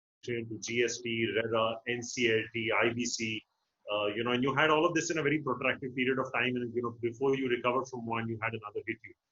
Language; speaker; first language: English; non-native, local second language; Hindi